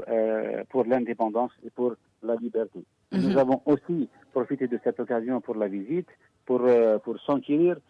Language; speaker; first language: French; non-native, local second language; Arabic